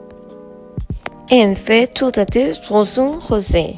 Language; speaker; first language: French; non-native, learner; Spanish